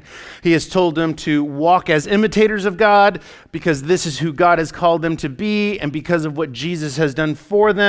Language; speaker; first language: English; native; English